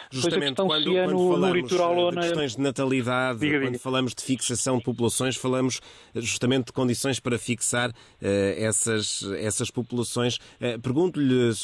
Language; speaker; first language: Portuguese; native; Portuguese